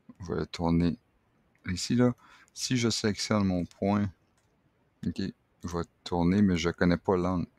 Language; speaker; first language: French; native; French